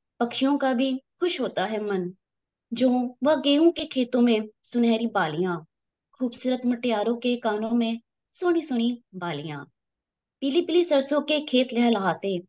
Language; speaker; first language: Hindi; native; Hindi